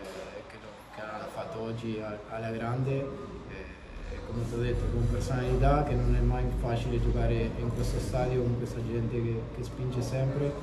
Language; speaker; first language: Italian; non-native, fluent; Spanish